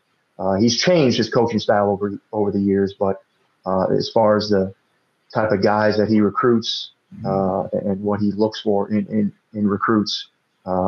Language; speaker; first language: English; native; English